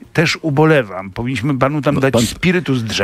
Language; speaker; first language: Polish; native; Polish